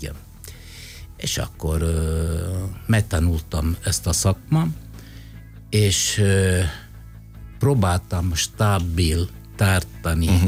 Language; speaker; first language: Hungarian; non-native, fluent; Italian